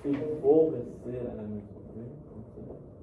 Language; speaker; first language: French; non-native, learner; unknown